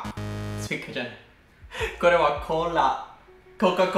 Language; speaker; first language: Japanese; non-native, learner; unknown